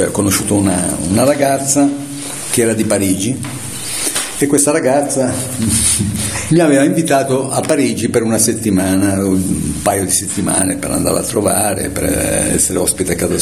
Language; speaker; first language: Italian; native; Italian